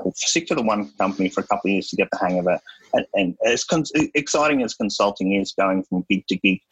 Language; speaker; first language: English; native; English